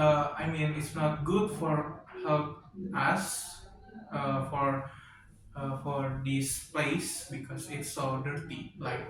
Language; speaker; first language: English; non-native, learner; Indonesian